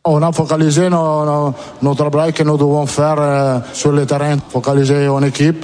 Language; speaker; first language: French; non-native, learner; Italian